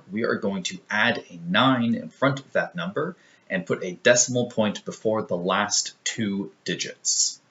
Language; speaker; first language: English; native; English